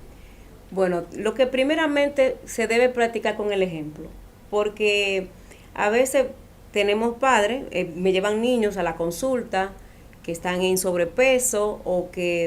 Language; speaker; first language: Spanish; native; Spanish